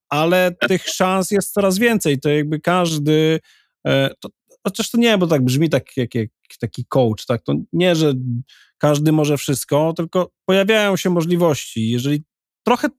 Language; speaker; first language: Polish; native; Polish